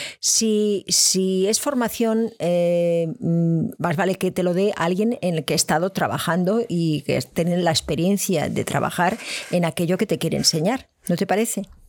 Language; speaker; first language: Spanish; native; Spanish